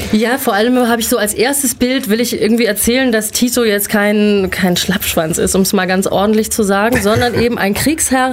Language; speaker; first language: German; native; German